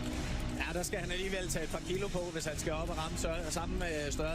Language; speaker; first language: Danish; native; Danish